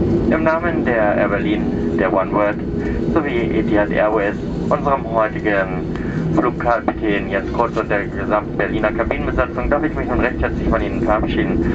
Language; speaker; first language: German; native; German